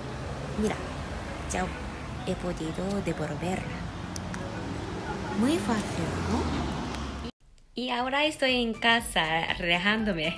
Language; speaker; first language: Spanish; non-native, fluent; Japanese